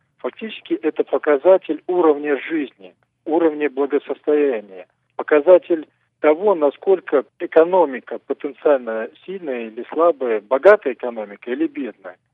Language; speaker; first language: Russian; native; Russian